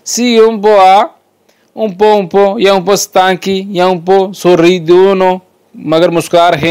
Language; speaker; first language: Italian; non-native, learner; Urdu